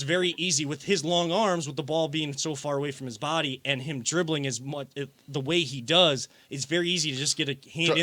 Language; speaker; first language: English; native; English